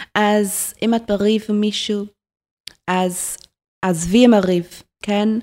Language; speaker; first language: Hebrew; non-native, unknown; English